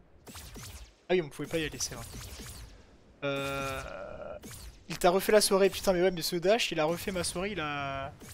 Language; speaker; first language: French; native; French